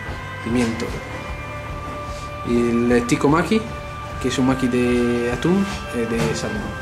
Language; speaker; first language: Spanish; non-native, fluent; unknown